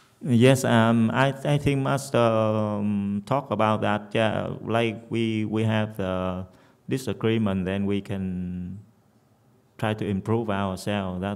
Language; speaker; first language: English; non-native, fluent; Vietnamese